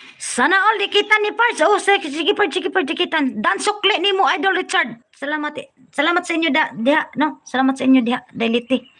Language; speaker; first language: Filipino; non-native, local second language; Cebuano